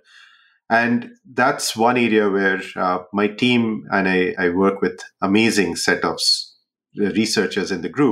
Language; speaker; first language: English; non-native, local second language; Hindi